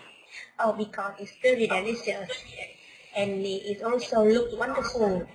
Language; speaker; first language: English; non-native, learner; Vietnamese